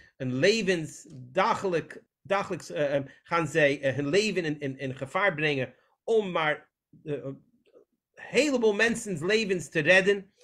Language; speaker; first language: Dutch; non-native, fluent; English